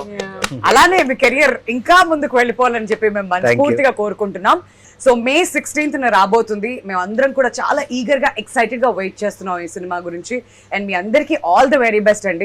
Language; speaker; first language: Telugu; native; Telugu